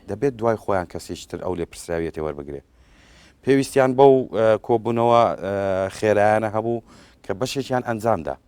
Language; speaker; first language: Central Kurdish; native; Central Kurdish